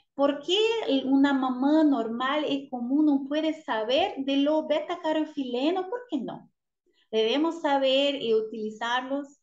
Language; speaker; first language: Spanish; non-native, learner; Portuguese